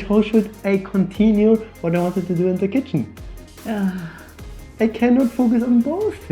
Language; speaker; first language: English; non-native, fluent; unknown